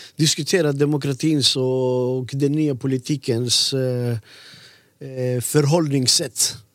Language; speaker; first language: Swedish; early bilingual, other home language; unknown